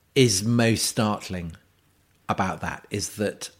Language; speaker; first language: English; native; English